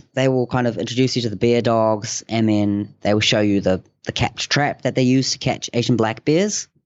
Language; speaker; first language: English; native; English